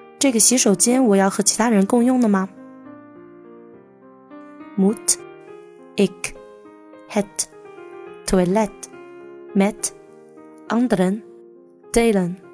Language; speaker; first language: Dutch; non-native, learner; Chinese